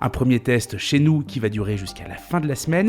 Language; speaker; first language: French; native; French